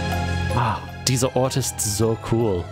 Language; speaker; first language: German; non-native, fluent; English